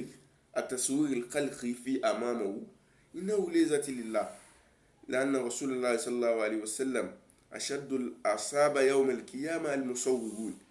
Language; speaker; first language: Arabic; non-native, learner; Yoruba